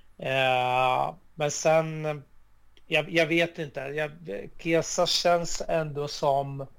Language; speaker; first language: Swedish; early bilingual, other home language; Arabic